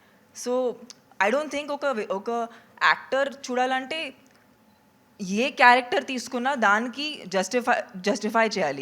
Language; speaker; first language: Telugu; non-native, local second language; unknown